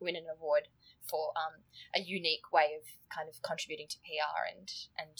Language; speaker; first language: English; native; English